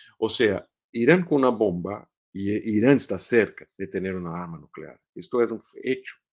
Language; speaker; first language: Spanish; non-native, fluent; Portuguese